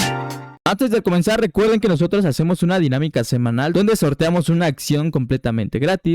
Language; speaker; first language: Spanish; native; Spanish